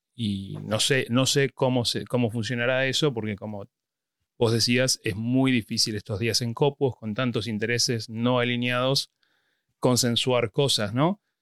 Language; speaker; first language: Spanish; native; Spanish